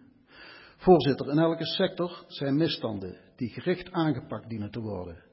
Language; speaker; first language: Dutch; native; Dutch